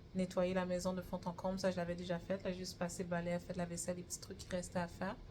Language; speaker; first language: French; native; French